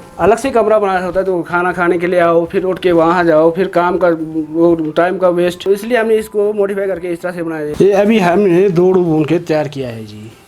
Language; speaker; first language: Hindi; non-native, local second language; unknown